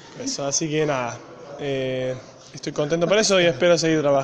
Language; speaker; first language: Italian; non-native, learner; Spanish